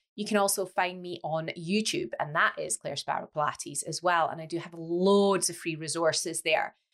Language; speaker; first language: English; native; English